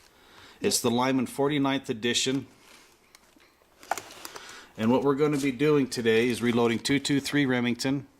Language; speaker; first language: English; native; English